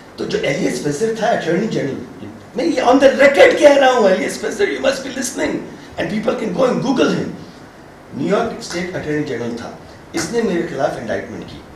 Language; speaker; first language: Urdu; native; Urdu